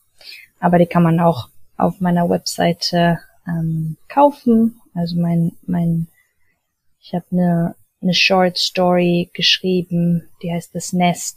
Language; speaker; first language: German; early bilingual, heritage; German